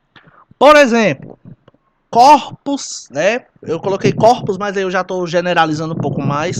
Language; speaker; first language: Portuguese; native; Portuguese